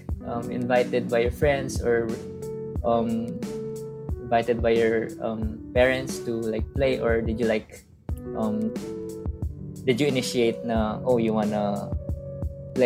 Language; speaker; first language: English; non-native, local second language; Hiligaynon